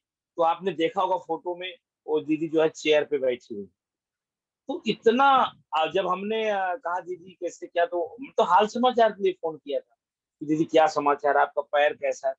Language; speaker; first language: Hindi; native; Hindi